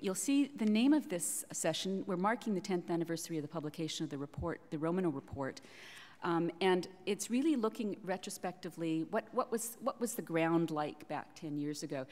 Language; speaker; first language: English; native; English